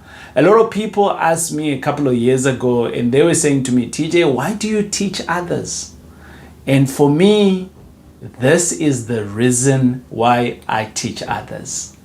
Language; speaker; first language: English; non-native, local second language; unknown